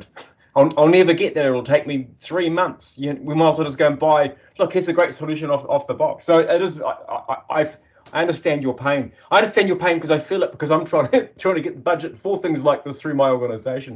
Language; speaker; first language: English; native; English